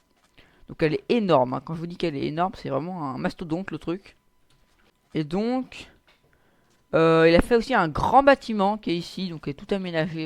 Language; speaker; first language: French; native; French